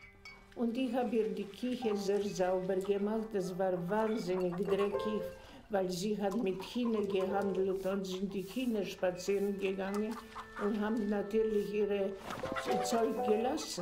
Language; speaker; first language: German; non-native, fluent; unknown